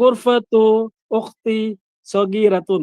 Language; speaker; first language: Arabic; non-native, learner; Filipino